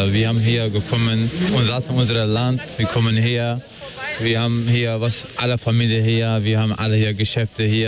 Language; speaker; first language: German; non-native, learner; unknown